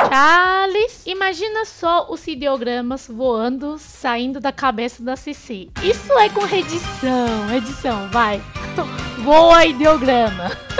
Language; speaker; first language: Portuguese; non-native, fluent; Chinese